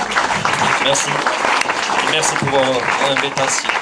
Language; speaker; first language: French; non-native, fluent; English